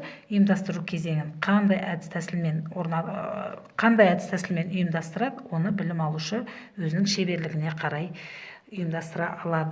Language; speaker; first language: Kazakh; native; Kazakh